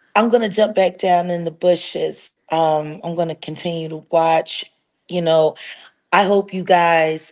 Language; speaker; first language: English; native; English